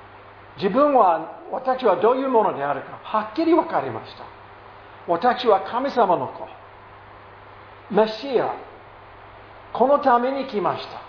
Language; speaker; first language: Japanese; non-native, fluent; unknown